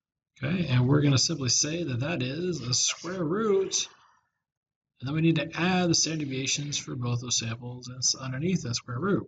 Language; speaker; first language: English; native; English